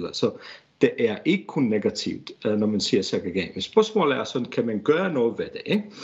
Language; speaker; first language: Danish; non-native, fluent; Bosnian